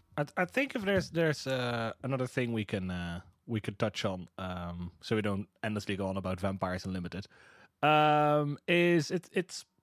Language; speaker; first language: English; non-native, fluent; Hebrew